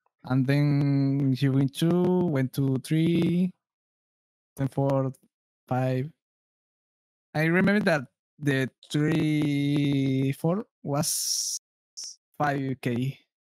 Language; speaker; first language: English; non-native, learner; Spanish